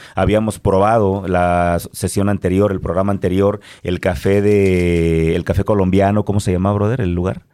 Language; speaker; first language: Spanish; native; Spanish